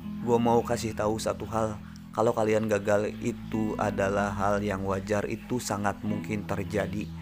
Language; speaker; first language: Indonesian; native; Indonesian